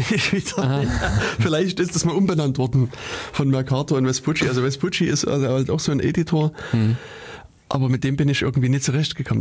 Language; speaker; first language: German; native; German